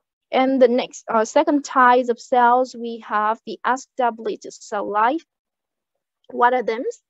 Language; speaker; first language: English; non-native, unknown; Vietnamese